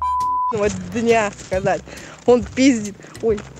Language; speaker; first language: Russian; native; Russian